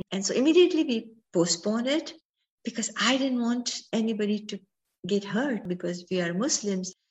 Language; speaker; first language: English; non-native, local second language; Sindhi